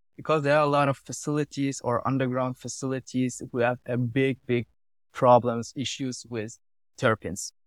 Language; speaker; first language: English; non-native, learner; German